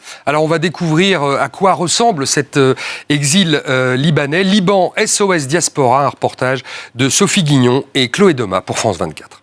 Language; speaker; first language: French; native; French